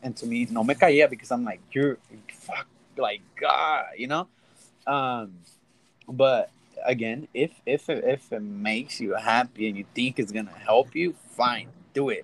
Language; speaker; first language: English; early bilingual, other home language; Spanish